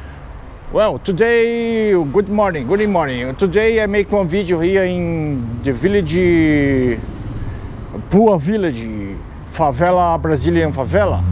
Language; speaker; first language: English; non-native, learner; Portuguese